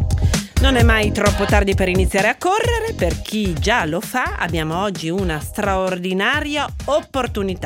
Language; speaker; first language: Italian; native; Italian